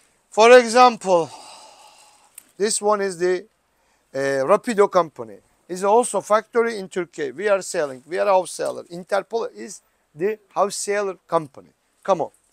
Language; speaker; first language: English; non-native, learner; Turkish